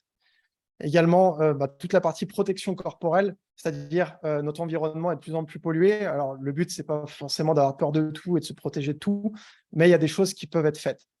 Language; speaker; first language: French; native; French